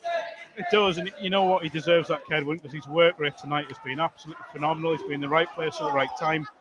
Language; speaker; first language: English; native; English